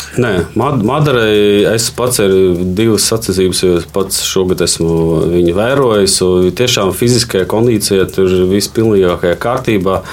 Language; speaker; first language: Latvian; non-native, local second language; Russian